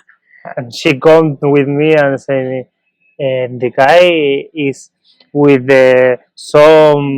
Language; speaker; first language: English; non-native, learner; Spanish